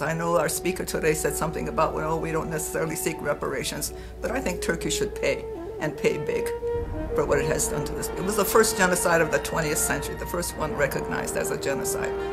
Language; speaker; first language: English; native; English